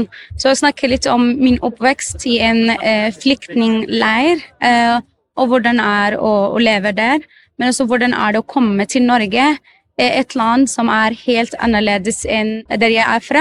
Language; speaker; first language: Norwegian; non-native, learner; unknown